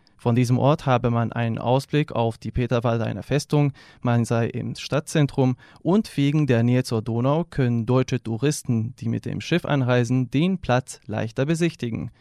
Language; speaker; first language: German; non-native, fluent; Serbian